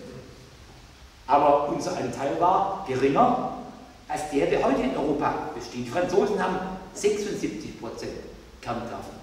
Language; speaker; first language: German; native; German